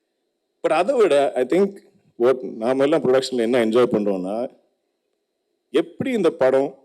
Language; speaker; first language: Tamil; non-native, local second language; Malayalam